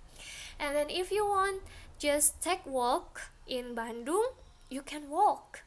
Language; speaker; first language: English; non-native, learner; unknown